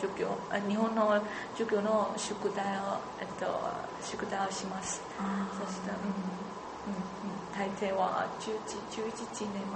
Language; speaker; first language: Japanese; non-native, learner; Chinese